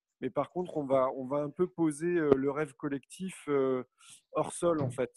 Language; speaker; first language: French; native; French